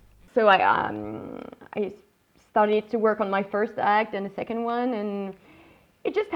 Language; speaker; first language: English; non-native, fluent; French